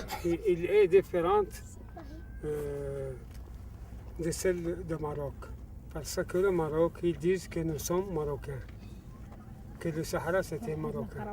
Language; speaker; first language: French; non-native, learner; Arabic